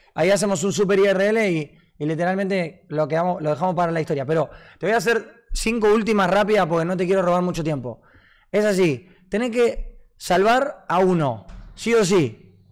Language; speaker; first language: Spanish; native; Spanish